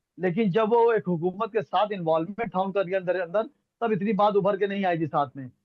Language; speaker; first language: Hindi; native; Hindi